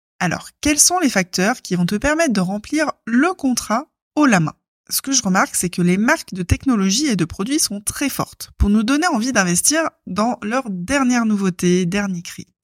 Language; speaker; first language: French; native; French